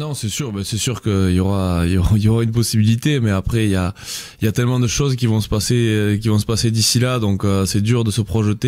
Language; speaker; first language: French; native; French